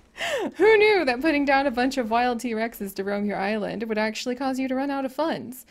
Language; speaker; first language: English; native; English